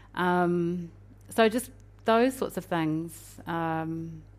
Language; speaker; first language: English; native; English